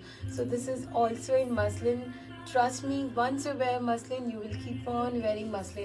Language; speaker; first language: English; non-native, local second language; Hindi